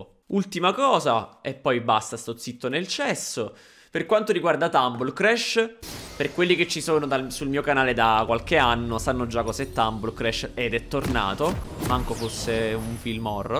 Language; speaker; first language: Italian; native; Italian